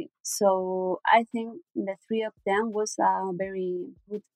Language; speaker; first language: English; non-native, learner; Spanish